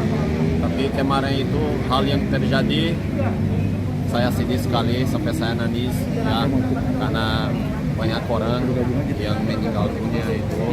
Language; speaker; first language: Indonesian; non-native, fluent; Portuguese